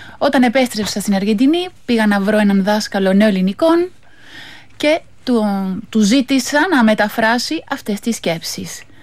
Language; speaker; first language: Greek; non-native, fluent; Spanish